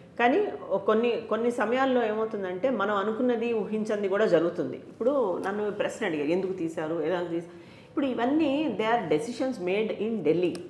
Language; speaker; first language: Telugu; native; Telugu